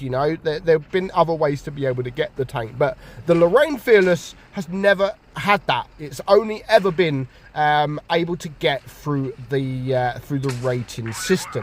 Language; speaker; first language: English; native; English